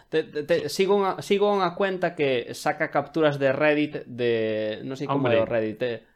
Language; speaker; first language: Galician; non-native, local second language; Spanish